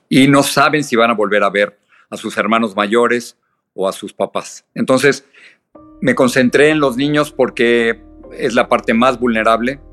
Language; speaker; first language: Spanish; native; Spanish